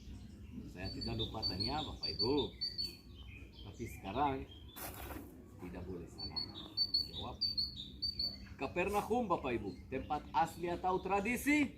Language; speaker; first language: Indonesian; non-native, fluent; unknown